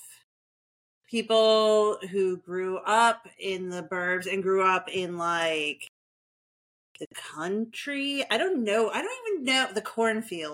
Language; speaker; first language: English; native; English